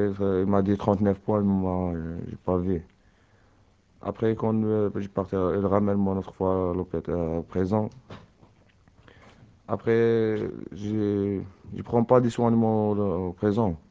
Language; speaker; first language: French; non-native, learner; Arabic